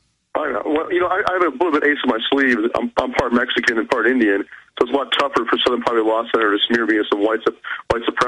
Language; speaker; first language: English; native; English